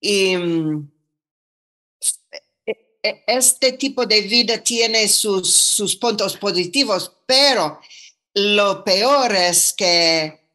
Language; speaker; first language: Spanish; non-native, fluent; English